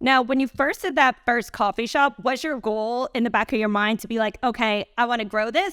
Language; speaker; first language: English; native; English